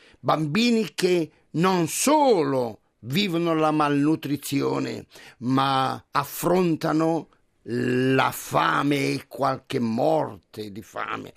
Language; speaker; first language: Italian; native; Italian